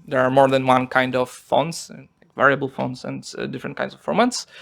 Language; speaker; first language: English; non-native, fluent; Polish